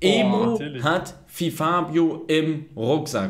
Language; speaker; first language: German; native; German